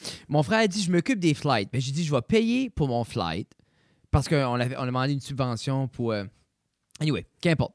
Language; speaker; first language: French; native; French